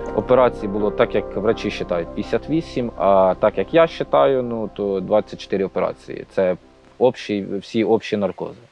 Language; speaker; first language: Ukrainian; native; Ukrainian